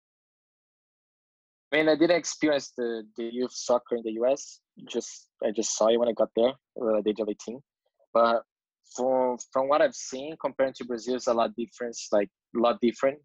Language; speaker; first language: English; non-native, fluent; Portuguese